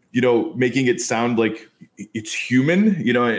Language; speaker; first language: English; native; English